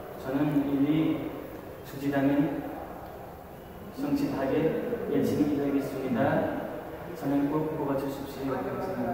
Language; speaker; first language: Korean; non-native, learner; Nepali